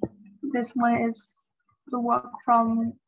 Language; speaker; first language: English; non-native, fluent; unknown